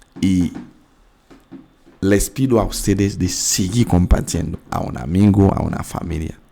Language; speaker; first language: Spanish; non-native, fluent; French